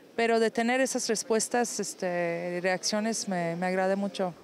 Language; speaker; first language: Spanish; non-native, fluent; Persian